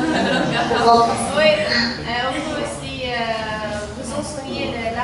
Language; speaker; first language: French; non-native, learner; Arabic